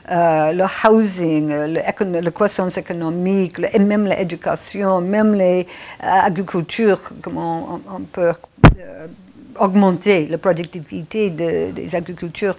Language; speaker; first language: French; non-native, fluent; English